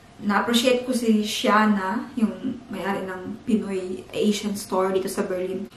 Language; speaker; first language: Filipino; non-native, local second language; Cebuano